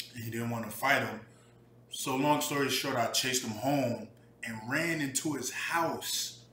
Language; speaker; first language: English; native; English